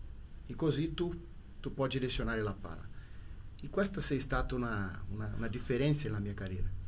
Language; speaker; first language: Italian; non-native, learner; Portuguese